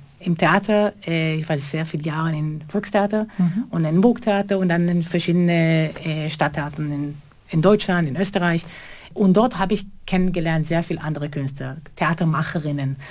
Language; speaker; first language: German; non-native, fluent; Hebrew